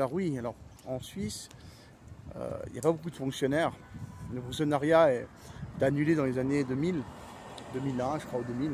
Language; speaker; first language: French; native; French